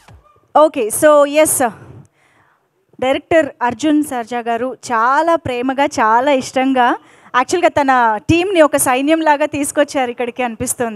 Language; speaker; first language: Telugu; native; Telugu